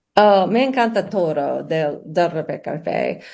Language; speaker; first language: Spanish; non-native, learner; English